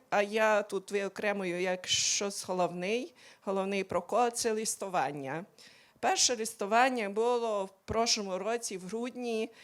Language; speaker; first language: Ukrainian; non-native, local second language; Hungarian